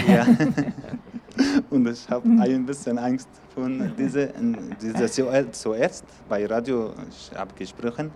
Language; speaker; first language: German; non-native, learner; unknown